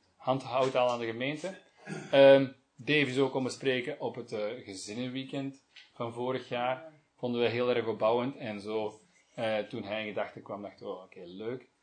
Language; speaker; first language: Dutch; native; Dutch